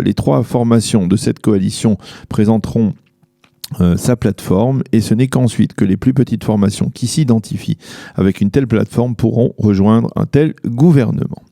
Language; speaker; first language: French; native; French